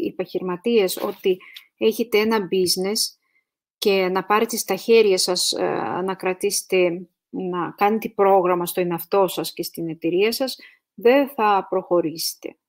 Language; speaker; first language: Greek; non-native, fluent; Russian